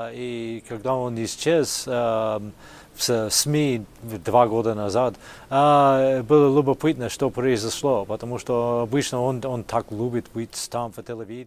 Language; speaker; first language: Russian; non-native, fluent; English